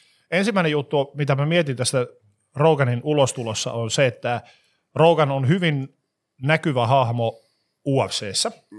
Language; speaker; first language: Finnish; native; Finnish